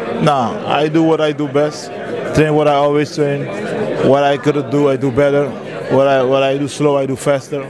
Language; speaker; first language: English; non-native, fluent; Dutch